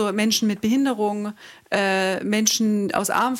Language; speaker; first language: German; native; German